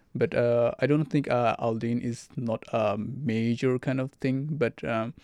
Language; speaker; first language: English; non-native, fluent; Arabic